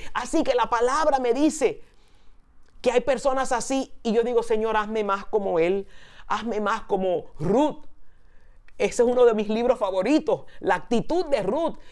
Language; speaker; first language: Spanish; early bilingual, heritage; Spanish